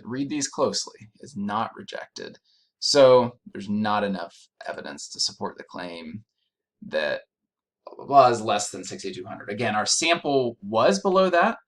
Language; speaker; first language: English; native; English